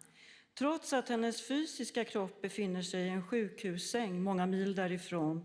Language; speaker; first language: Swedish; native; Swedish